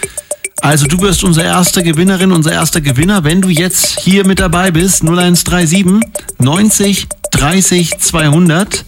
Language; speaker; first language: German; native; German